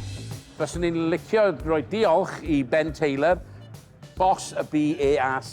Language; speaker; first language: Welsh; native; Welsh